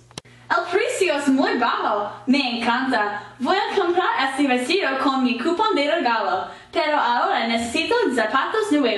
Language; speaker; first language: Spanish; non-native, learner; English